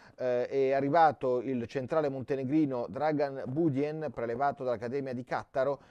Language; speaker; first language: Italian; native; Italian